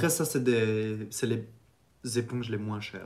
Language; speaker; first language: French; native; French